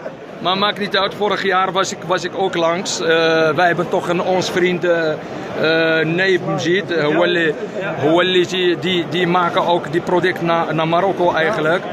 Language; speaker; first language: Dutch; non-native, learner; Arabic